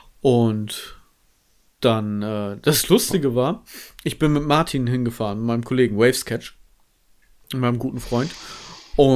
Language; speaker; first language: German; native; German